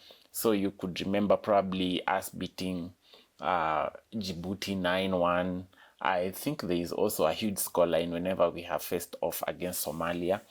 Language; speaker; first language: English; non-native, local second language; Swahili